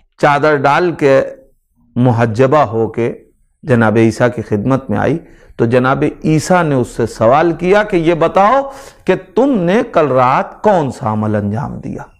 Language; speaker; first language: Hindi; native; Hindi